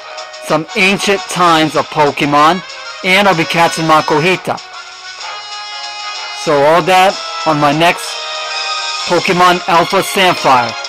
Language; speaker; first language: English; native; English